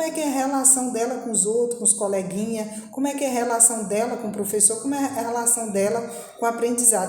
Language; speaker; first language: Portuguese; native; Portuguese